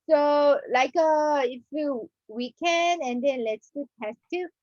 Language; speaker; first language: English; non-native, learner; Korean